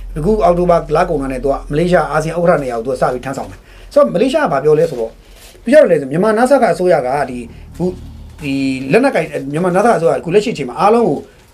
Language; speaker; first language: Burmese; native; Burmese